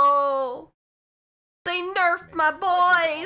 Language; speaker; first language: English; native; English